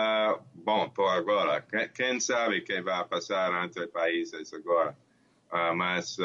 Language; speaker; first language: Portuguese; non-native, learner; English